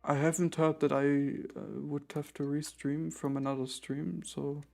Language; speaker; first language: English; non-native, fluent; German